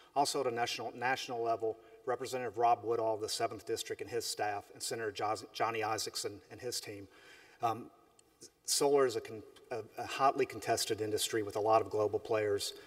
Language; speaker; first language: English; native; English